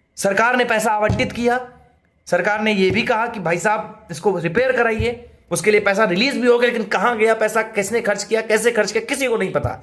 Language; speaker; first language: Hindi; native; Hindi